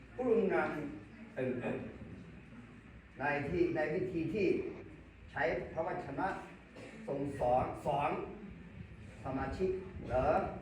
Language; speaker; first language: Thai; non-native, local second language; Akha